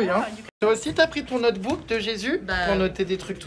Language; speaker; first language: French; native; French